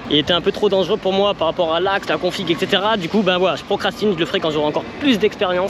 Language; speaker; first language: French; native; French